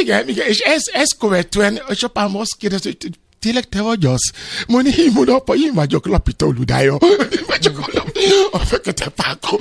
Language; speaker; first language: Hungarian; non-native, learner; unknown